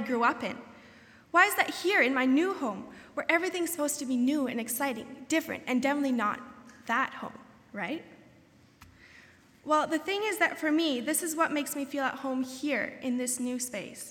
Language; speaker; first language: English; native; English